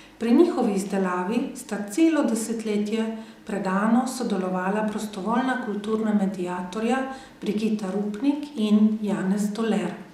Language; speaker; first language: Slovenian; native; Slovenian